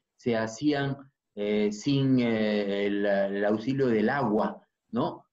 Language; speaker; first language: Spanish; native; Spanish